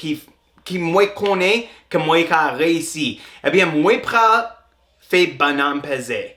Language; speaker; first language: Haitian Creole; non-native, learner; English